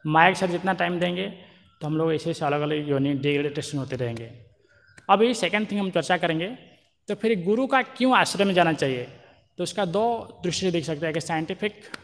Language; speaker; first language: Hindi; non-native, local second language; Marathi